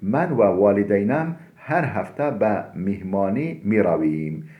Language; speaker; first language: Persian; non-native, fluent; Turkish